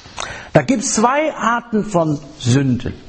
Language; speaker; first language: German; non-native, fluent; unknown